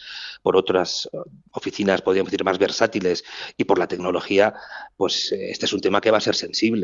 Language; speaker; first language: Spanish; native; Spanish